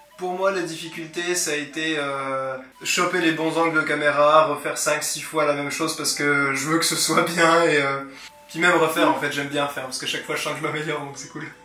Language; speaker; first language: French; native; French